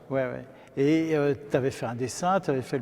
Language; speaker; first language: French; native; French